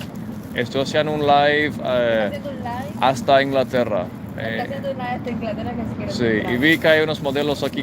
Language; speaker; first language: Spanish; non-native, fluent; English